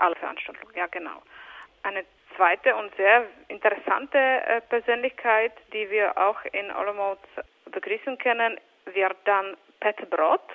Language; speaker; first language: German; non-native, fluent; Czech